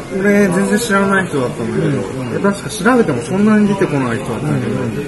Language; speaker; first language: Japanese; native; Japanese